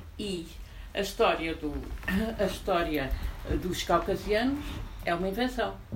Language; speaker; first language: Portuguese; native; Portuguese